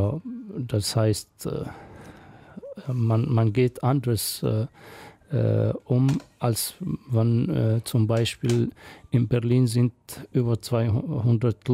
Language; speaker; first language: German; non-native, fluent; Arabic